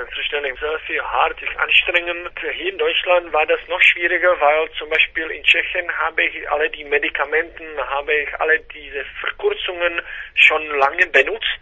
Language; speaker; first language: German; non-native, fluent; Czech